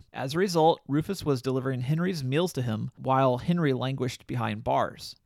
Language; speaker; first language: English; native; English